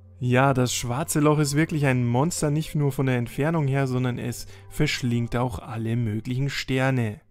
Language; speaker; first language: German; native; German